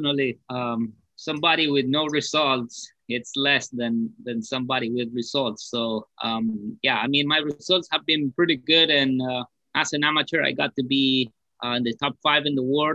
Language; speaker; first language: English; non-native, fluent; Spanish